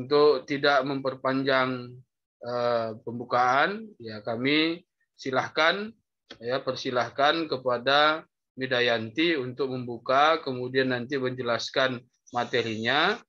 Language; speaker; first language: Indonesian; native; Indonesian